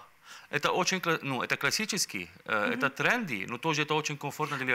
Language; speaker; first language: Russian; non-native, learner; Arabic